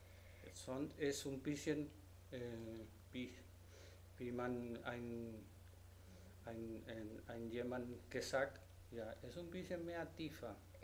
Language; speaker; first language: German; non-native, learner; Spanish